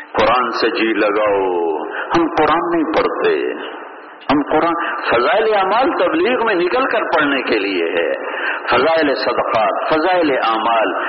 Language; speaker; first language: Urdu; non-native, local second language; Punjabi